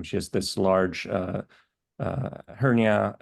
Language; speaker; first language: English; native; English